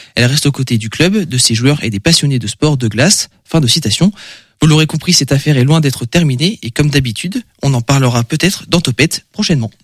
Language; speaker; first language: French; native; French